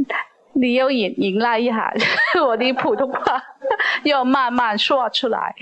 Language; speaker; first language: Chinese; non-native, local second language; Cantonese